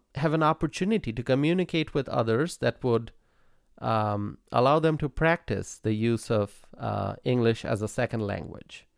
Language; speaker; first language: English; non-native, local second language; Bangla